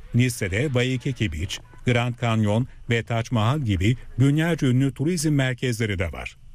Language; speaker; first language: Turkish; native; Turkish